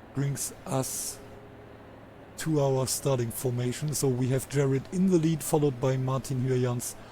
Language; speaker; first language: English; non-native, fluent; German